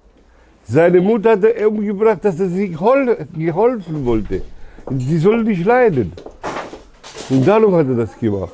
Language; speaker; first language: German; early bilingual, other home language; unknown